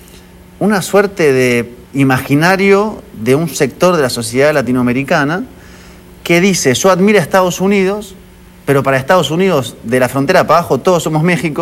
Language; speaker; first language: Spanish; native; Spanish